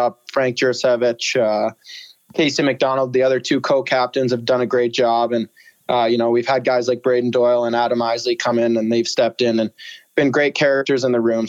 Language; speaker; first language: English; native; English